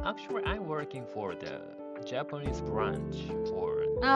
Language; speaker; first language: English; non-native, learner; Japanese